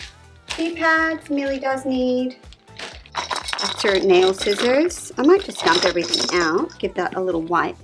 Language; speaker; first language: English; native; English